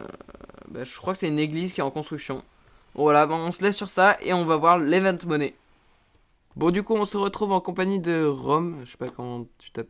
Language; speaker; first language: French; native; French